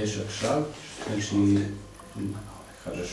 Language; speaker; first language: Hebrew; non-native, learner; Serbian